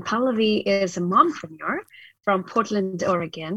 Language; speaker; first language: English; non-native, local second language; Hindi